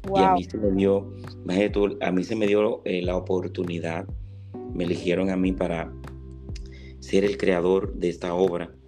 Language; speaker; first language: Spanish; native; Spanish